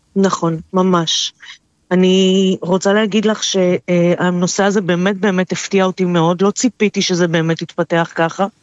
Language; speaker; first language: Hebrew; early bilingual, other home language; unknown